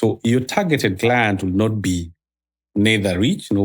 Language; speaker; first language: English; non-native, local second language; Swahili